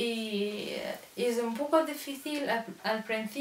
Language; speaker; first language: Spanish; non-native, learner; Arabic